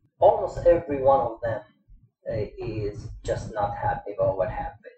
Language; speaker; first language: English; non-native, fluent; Arabic